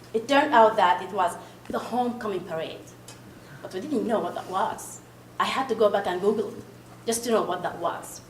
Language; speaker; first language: English; non-native, fluent; Arabic